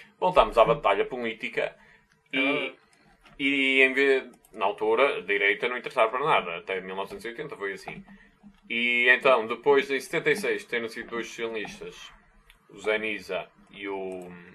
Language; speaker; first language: Portuguese; native; Portuguese